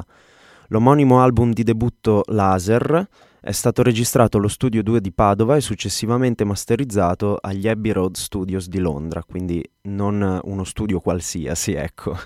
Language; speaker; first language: Italian; native; Italian